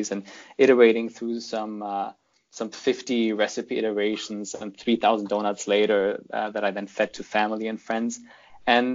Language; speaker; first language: English; non-native, fluent; German